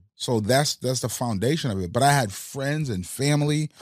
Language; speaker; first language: English; early bilingual, other home language; Haitian Creole